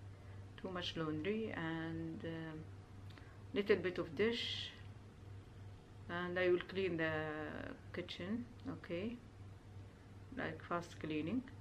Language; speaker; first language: English; non-native, learner; Urdu